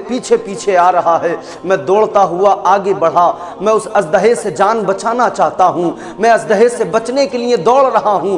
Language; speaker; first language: Urdu; native; Urdu